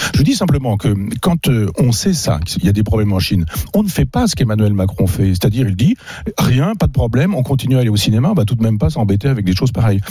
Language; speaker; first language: French; native; French